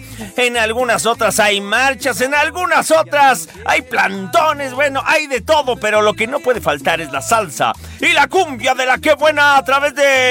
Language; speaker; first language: Spanish; native; Spanish